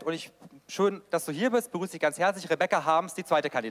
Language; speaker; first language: German; native; German